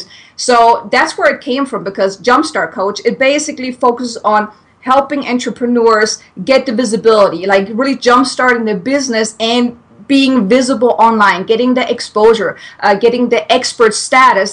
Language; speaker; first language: English; non-native, fluent; German